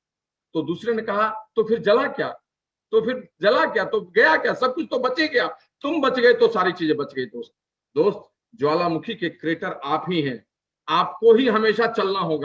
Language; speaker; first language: Hindi; native; Hindi